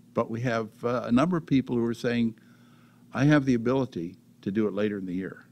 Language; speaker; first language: English; native; English